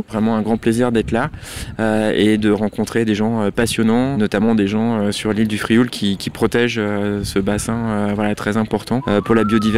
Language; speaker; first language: French; native; French